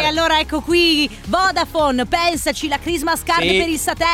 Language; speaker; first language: Italian; native; Italian